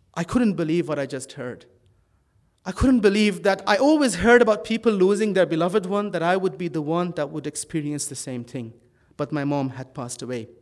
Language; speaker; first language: English; early bilingual, other home language; Dutch